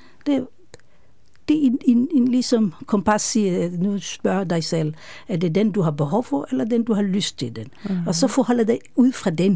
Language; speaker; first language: Danish; non-native, fluent; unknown